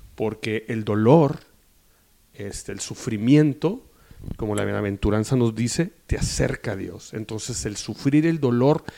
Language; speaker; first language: Spanish; native; Spanish